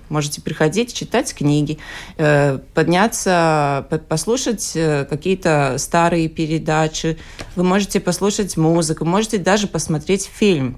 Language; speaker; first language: Russian; non-native, local second language; Latvian